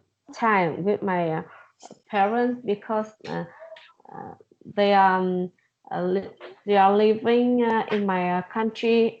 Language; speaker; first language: English; non-native, learner; Vietnamese